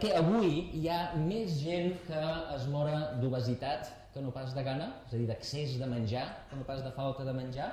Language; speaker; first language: Catalan; native; Catalan